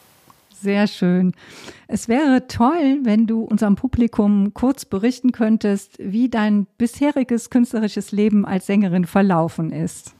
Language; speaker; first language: German; native; German